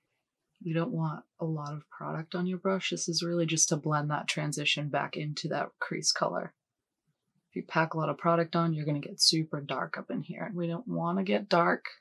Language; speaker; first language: English; native; English